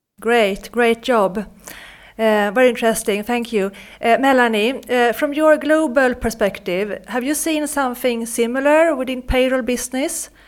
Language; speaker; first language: English; non-native, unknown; Swedish